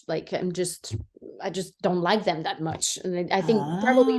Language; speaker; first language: English; non-native, fluent; French